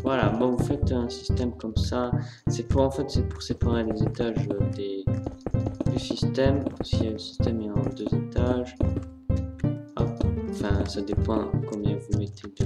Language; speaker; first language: French; native; French